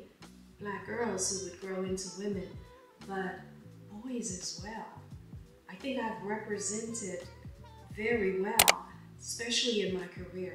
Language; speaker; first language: English; native; English